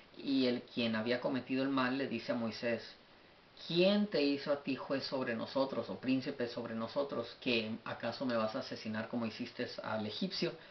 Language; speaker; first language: Spanish; early bilingual, heritage; Spanish